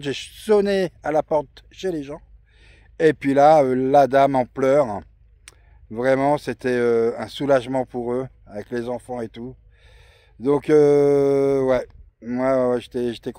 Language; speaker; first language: French; native; French